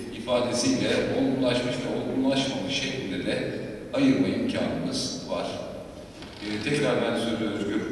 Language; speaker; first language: Turkish; native; Turkish